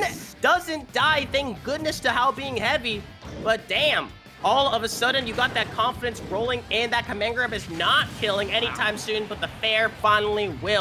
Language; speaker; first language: English; native; English